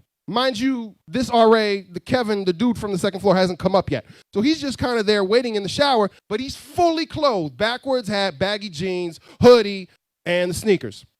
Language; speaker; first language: English; native; English